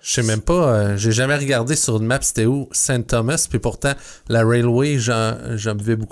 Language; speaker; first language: French; native; French